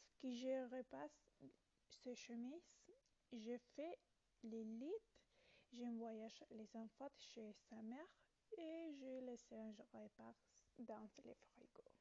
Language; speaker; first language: French; non-native, learner; Italian